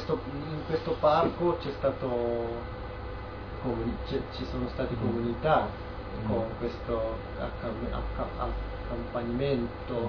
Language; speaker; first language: Italian; non-native, learner; Japanese